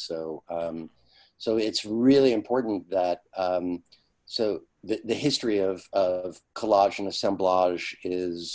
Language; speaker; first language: English; native; English